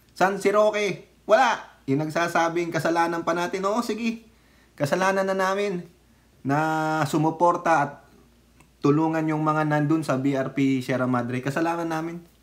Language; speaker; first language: Filipino; native; Filipino